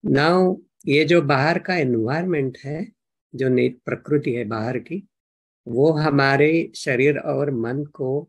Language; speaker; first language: Hindi; non-native, local second language; Marathi